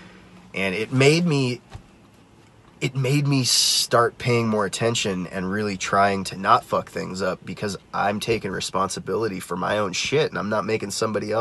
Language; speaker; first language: English; native; English